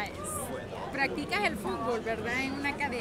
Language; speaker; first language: Spanish; native; Spanish